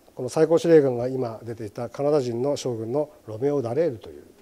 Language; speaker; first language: Japanese; native; Japanese